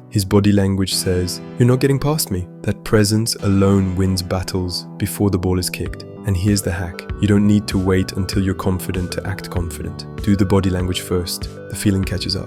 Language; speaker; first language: English; native; English